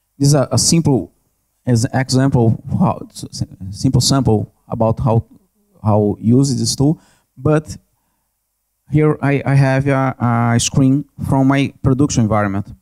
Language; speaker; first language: English; non-native, learner; Portuguese